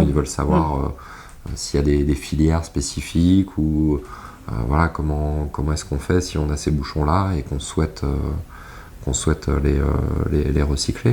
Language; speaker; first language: French; native; French